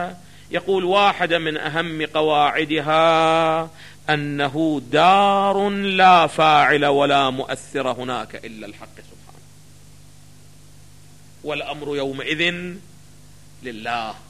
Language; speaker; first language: Arabic; native; Arabic